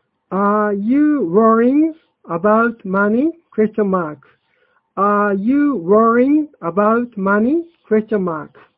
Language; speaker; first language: English; non-native, fluent; Japanese